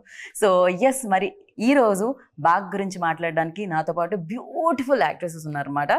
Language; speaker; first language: Telugu; native; Telugu